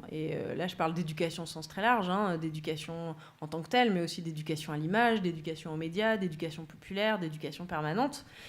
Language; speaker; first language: French; native; French